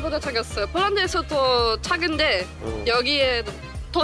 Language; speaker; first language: Korean; non-native, fluent; Polish